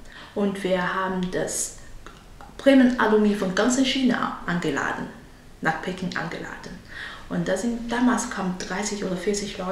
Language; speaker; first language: German; non-native, learner; Chinese